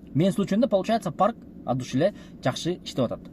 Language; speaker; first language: Russian; non-native, local second language; Kyrgyz